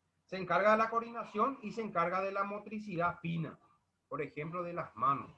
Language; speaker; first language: Spanish; native; Spanish